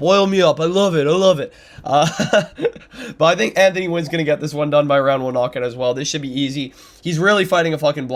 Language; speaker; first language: English; native; English